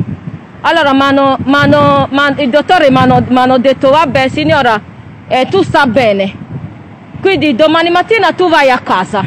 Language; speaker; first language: Italian; non-native, learner; Nigerian Pidgin